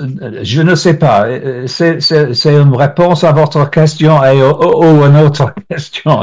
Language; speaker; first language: French; non-native, learner; English